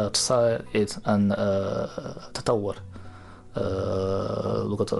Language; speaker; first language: Arabic; non-native, learner; Japanese